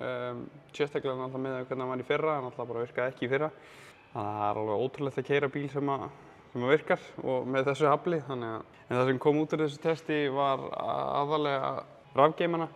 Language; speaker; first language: Icelandic; native; Icelandic